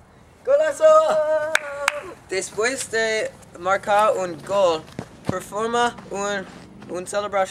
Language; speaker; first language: Spanish; non-native, learner; English